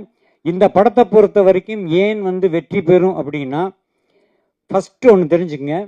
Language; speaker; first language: Tamil; native; Tamil